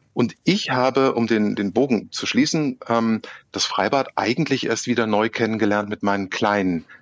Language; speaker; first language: German; native; German